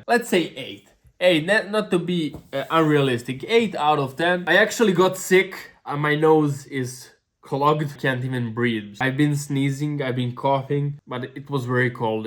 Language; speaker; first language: English; non-native, fluent; Serbian